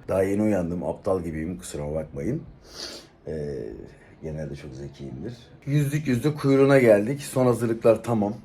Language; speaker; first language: Turkish; native; Turkish